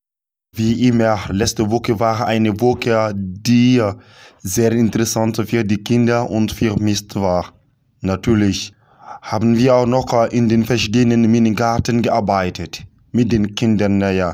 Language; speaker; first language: German; non-native, learner; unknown